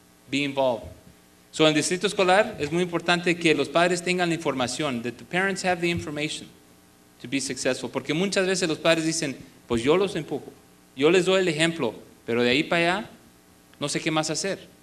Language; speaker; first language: Spanish; early bilingual, other home language; English